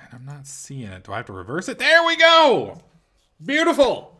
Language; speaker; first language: English; native; English